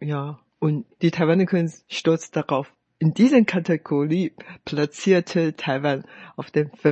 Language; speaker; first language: German; non-native, fluent; Chinese